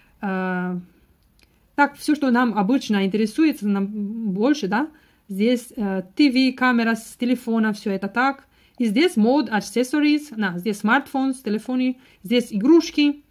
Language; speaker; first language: Russian; non-native, learner; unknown